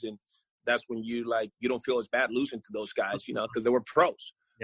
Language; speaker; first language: English; non-native, fluent; Spanish